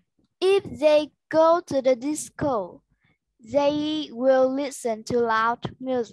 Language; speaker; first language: English; non-native, learner; Vietnamese